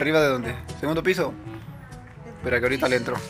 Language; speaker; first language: Spanish; native; Spanish